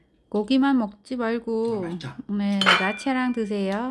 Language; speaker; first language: Korean; non-native, learner; Vietnamese